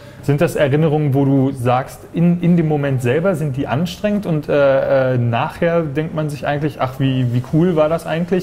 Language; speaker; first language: German; native; German